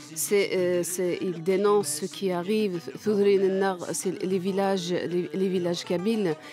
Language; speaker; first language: French; non-native, local second language; Kabyle